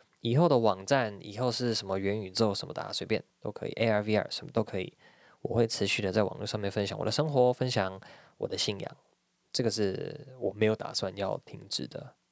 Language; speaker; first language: Chinese; native; Chinese